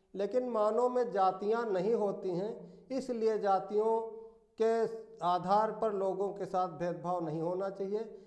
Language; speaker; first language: Hindi; native; Hindi